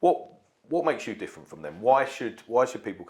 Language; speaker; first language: English; native; English